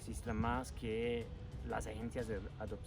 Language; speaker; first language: Spanish; non-native, fluent; English